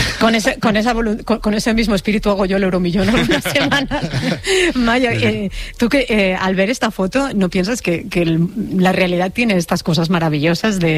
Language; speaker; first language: Spanish; native; Spanish